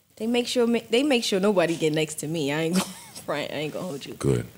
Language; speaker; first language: English; native; English